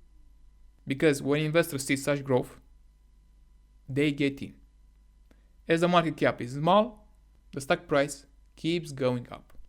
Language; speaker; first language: English; non-native, fluent; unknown